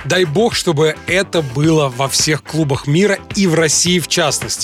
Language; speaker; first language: Russian; native; Russian